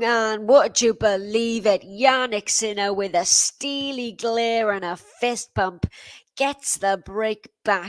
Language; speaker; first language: English; native; English